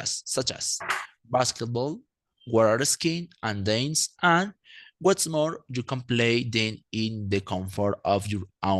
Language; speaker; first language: English; non-native, fluent; Spanish